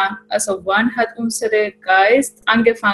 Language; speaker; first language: German; non-native, fluent; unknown